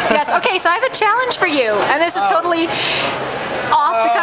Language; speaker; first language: English; native; English